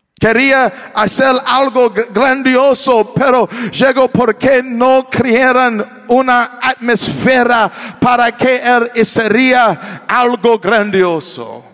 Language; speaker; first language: Spanish; non-native, learner; English